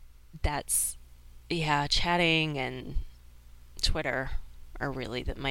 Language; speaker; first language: English; native; English